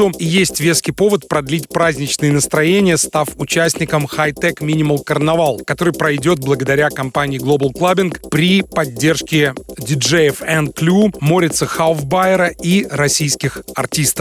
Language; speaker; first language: Russian; native; Russian